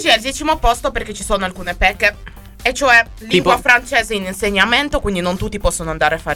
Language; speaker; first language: Italian; native; Italian